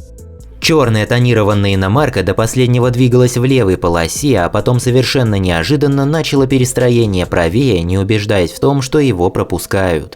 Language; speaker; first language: Russian; native; Russian